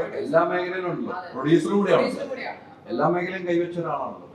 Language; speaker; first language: Malayalam; native; Malayalam